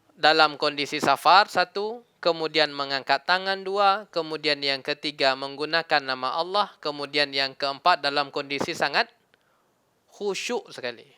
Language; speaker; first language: Malay; non-native, local second language; Minangkabau